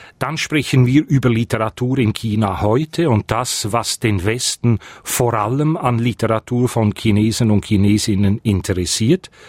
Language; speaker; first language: German; native; German